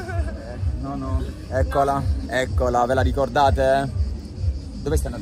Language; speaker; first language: Italian; native; Italian